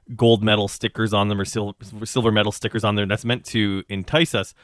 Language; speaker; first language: English; native; English